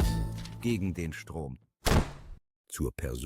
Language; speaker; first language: German; native; German